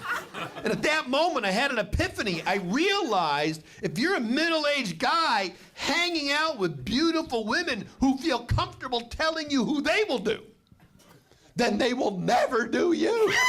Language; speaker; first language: English; native; English